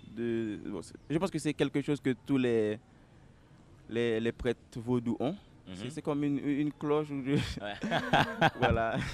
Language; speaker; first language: French; native; French